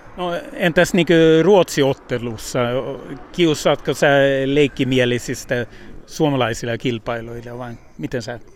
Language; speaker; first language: Finnish; early bilingual, heritage; Finnish